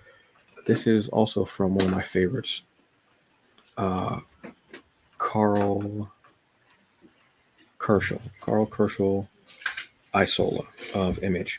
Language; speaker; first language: English; native; English